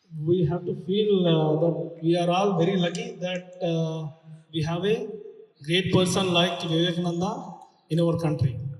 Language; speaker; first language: English; non-native, local second language; Telugu